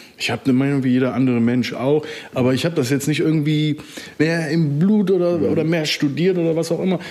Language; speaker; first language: German; early bilingual, other home language; Turkish